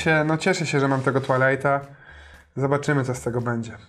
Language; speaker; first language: Polish; native; Polish